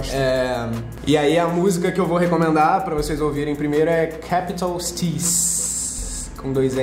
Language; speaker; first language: Portuguese; native; Portuguese